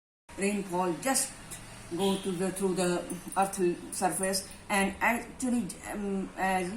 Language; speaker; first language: English; non-native, local second language; Hindi